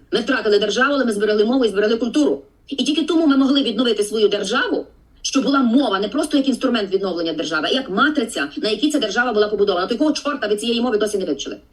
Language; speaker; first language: Ukrainian; native; Ukrainian